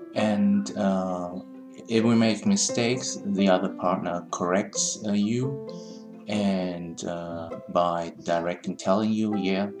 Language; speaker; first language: English; non-native, fluent; German